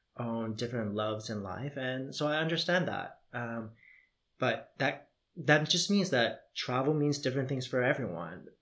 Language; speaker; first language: English; native; English